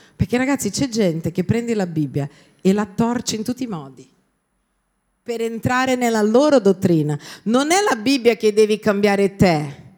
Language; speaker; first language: Italian; non-native, fluent; Portuguese